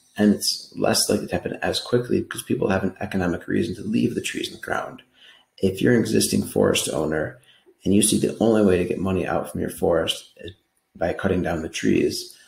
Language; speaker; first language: English; native; English